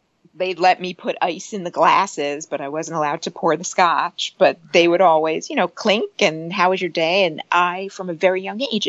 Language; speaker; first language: English; native; English